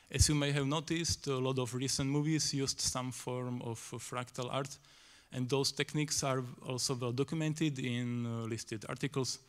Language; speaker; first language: English; non-native, fluent; Slovak